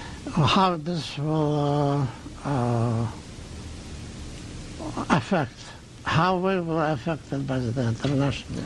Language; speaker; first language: English; non-native, learner; Russian